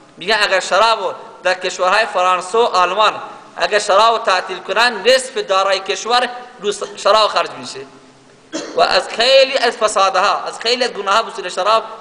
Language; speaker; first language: Persian; non-native, local second language; Baluchi